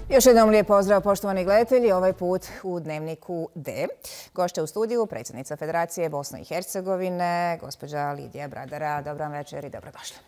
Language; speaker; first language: Croatian; native; Croatian